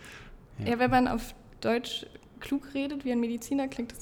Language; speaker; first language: German; native; German